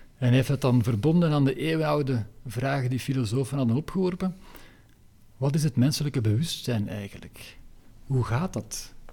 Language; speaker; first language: Dutch; native; Dutch